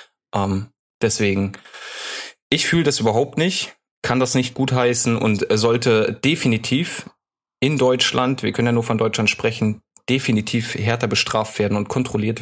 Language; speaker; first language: German; native; German